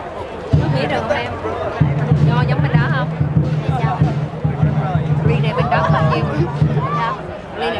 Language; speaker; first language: Vietnamese; early bilingual, heritage; Vietnamese